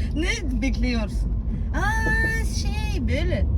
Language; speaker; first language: Turkish; non-native, learner; Russian